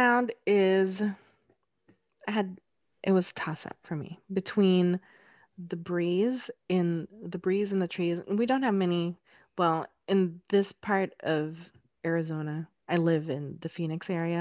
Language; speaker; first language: English; native; English